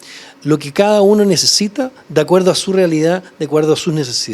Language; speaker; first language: Spanish; native; Spanish